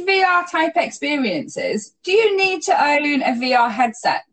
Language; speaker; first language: English; native; English